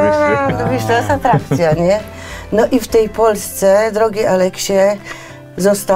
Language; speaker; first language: Polish; native; Polish